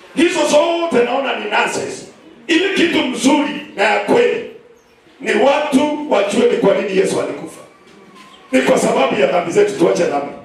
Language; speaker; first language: Swahili; non-native, local second language; Kamba